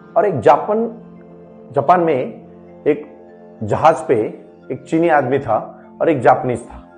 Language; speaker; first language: Hindi; non-native, local second language; Marathi